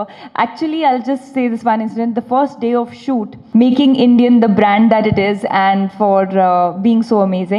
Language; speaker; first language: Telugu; non-native, fluent; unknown